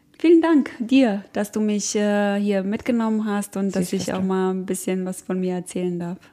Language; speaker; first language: German; early bilingual, other home language; Croatian